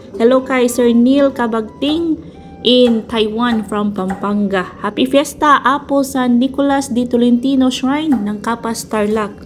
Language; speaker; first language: Filipino; non-native, local second language; Cebuano